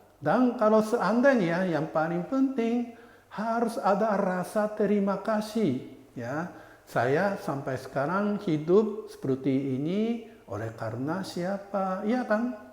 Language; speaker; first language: Indonesian; non-native, fluent; Japanese